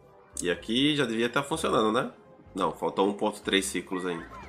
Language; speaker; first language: Portuguese; native; Portuguese